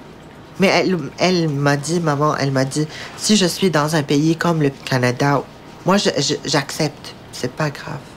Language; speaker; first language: French; non-native, learner; Arabic